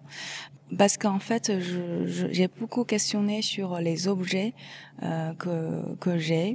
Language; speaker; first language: French; non-native, fluent; Chinese